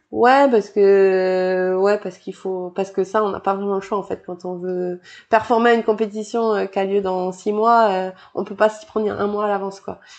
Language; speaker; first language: French; native; French